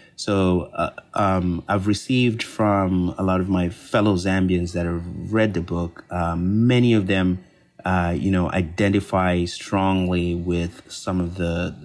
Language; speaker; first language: English; non-native, local second language; Bemba